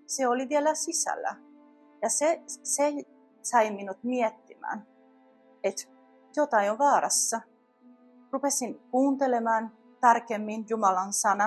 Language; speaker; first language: Finnish; non-native, fluent; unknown